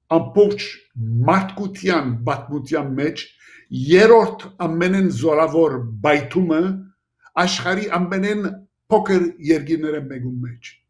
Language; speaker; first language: Armenian; early bilingual, heritage; Armenian